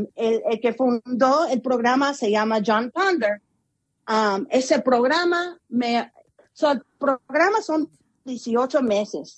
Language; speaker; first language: Spanish; early bilingual, heritage; Spanish